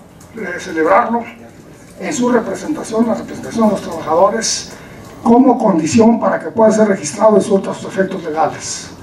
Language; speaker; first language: Spanish; native; Spanish